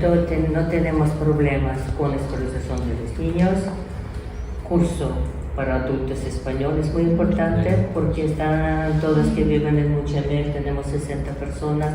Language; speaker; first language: Spanish; non-native, learner; Ukrainian